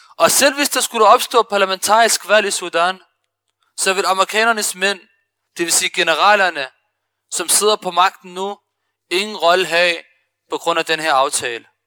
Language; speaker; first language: Danish; early bilingual, other home language; Arabic